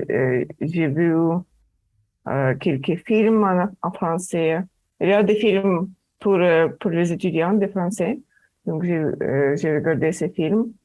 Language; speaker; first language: French; non-native, learner; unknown